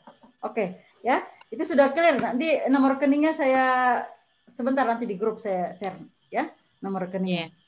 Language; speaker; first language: Indonesian; native; Indonesian